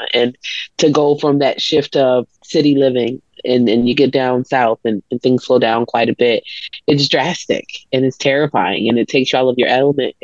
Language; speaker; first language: English; native; English